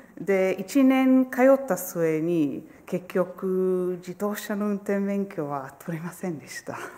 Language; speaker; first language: Japanese; non-native, fluent; Italian